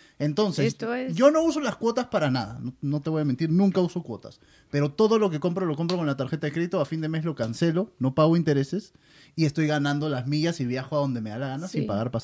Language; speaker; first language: Spanish; native; Spanish